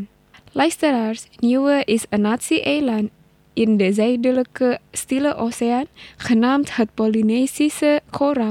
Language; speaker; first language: Dutch; non-native, learner; Indonesian